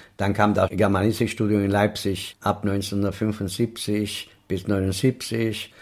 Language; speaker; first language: German; non-native, fluent; Spanish